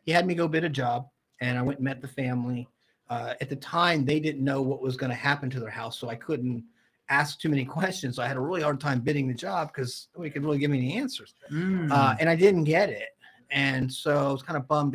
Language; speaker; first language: English; native; English